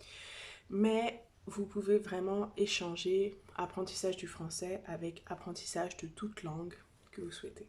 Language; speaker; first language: French; native; French